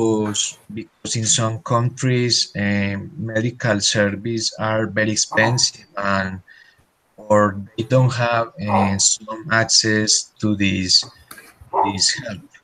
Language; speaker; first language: English; non-native, learner; Spanish